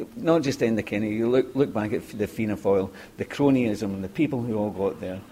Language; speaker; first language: English; native; English